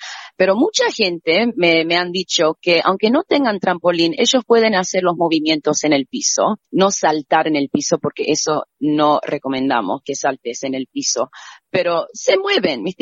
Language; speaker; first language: Spanish; native; Spanish